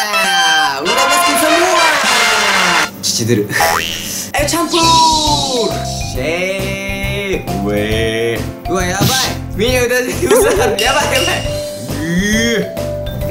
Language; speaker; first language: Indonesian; non-native, learner; Japanese